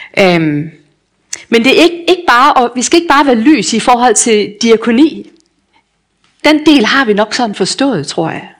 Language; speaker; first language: Danish; native; Danish